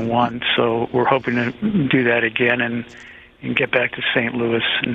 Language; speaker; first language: English; native; English